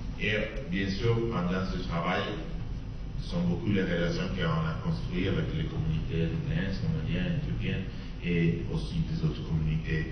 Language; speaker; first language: French; non-native, fluent; Italian